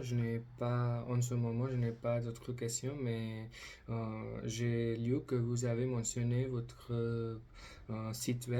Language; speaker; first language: French; non-native, learner; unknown